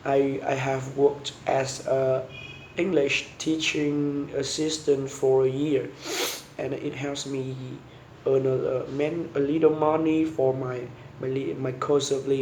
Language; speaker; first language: English; non-native, learner; Vietnamese